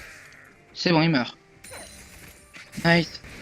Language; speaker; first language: French; native; French